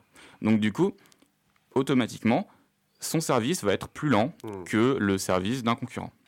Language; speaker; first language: French; native; French